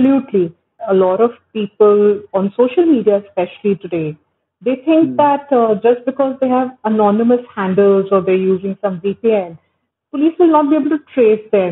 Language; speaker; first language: English; non-native, local second language; Hindi